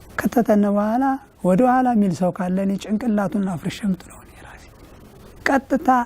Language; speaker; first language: Amharic; native; Amharic